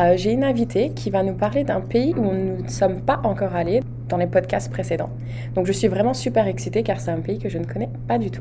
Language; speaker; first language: French; native; French